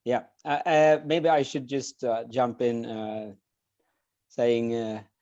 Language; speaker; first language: English; non-native, fluent; Swedish